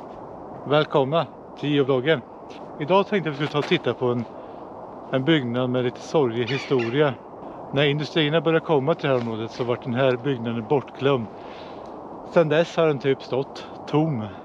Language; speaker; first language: Swedish; native; Swedish